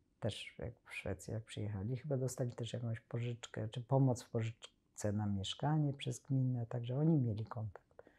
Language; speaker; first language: Polish; native; Polish